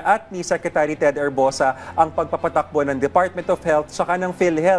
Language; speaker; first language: Filipino; native; Filipino